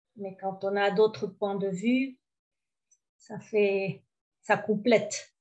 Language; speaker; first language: French; early bilingual, heritage; French